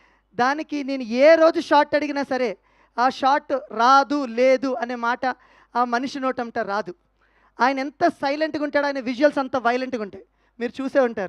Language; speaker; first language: Telugu; native; Telugu